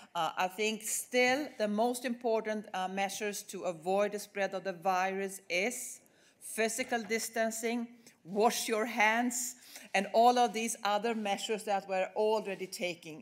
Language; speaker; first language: English; non-native, fluent; Swedish